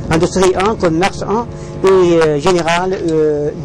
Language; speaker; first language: French; non-native, learner; Arabic